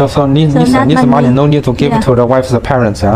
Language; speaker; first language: English; non-native, learner; Chinese